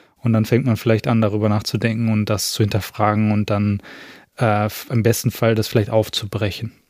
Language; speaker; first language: German; native; German